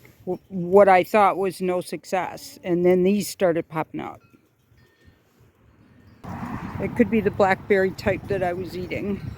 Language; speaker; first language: English; native; English